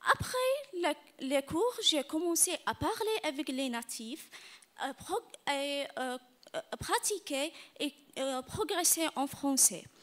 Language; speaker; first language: French; non-native, learner; Arabic